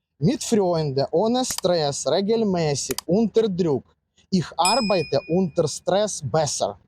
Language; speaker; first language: German; non-native, fluent; Ukrainian